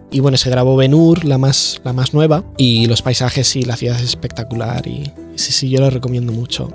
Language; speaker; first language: Spanish; native; Spanish